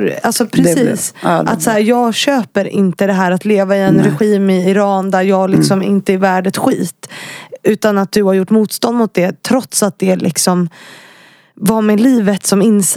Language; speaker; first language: Swedish; native; Swedish